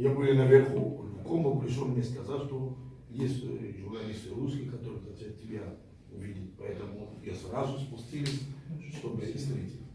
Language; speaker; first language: Russian; non-native, fluent; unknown